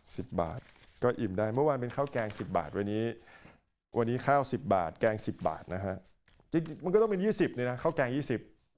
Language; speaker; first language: Thai; native; Thai